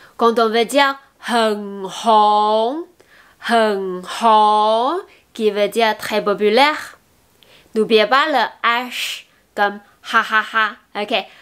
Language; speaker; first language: French; non-native, fluent; Chinese